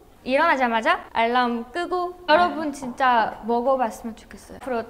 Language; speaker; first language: Korean; non-native, learner; Chinese